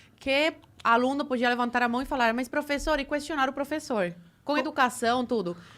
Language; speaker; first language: Portuguese; non-native, fluent; Spanish